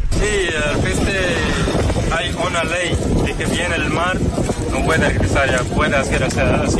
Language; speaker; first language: Spanish; non-native, learner; Arabic